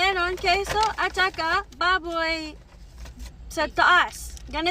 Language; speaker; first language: Filipino; non-native, learner; English